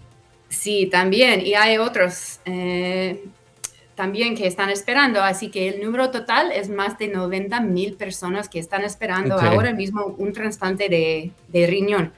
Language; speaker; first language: Spanish; non-native, fluent; English